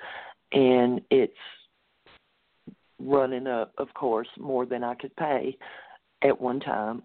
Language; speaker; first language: English; native; English